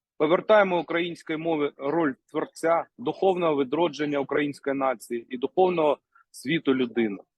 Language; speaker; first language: Ukrainian; native; Ukrainian